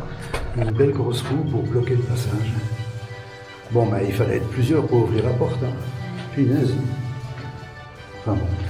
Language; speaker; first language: French; native; French